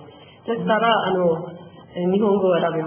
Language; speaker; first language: Japanese; non-native, learner; Persian